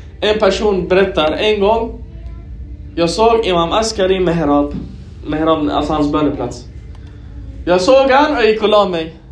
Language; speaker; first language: Swedish; early bilingual, other home language; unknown